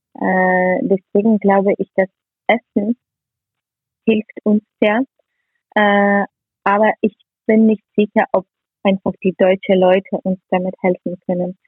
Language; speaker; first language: German; non-native, learner; Ukrainian